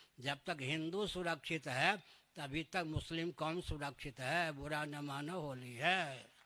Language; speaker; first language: Hindi; native; Hindi